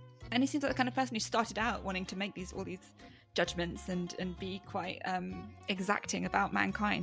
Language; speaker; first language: English; native; English